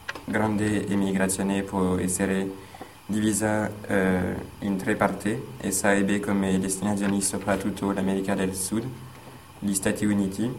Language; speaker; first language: Italian; non-native, learner; French